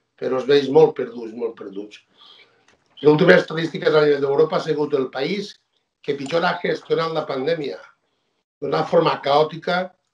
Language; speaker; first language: Spanish; non-native, local second language; Catalan